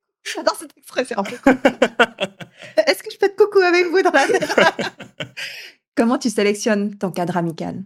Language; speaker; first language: French; native; French